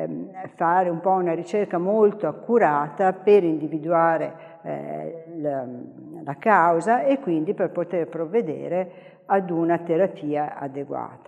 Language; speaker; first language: Italian; native; Italian